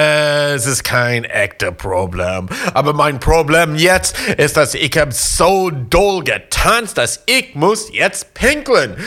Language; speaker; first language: German; non-native, fluent; English